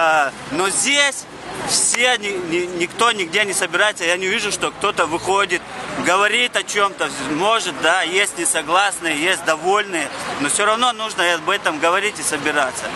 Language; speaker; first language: Russian; non-native, local second language; Chechen